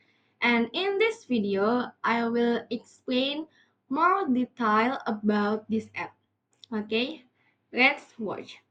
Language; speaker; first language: English; non-native, learner; Indonesian